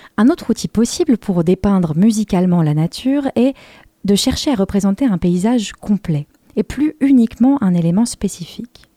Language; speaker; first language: French; native; French